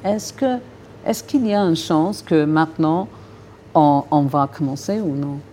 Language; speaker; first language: French; non-native, fluent; English